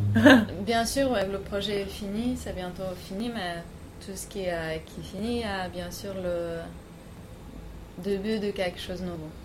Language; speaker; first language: French; non-native, fluent; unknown